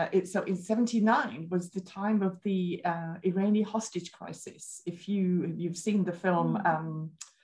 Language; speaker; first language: English; native; English